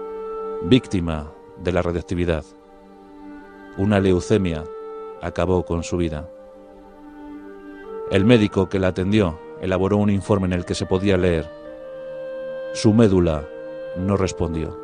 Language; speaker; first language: Spanish; native; Spanish